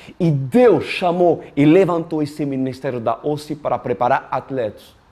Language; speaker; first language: Portuguese; non-native, fluent; French